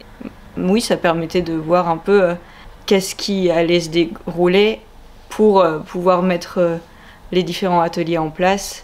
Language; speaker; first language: French; native; French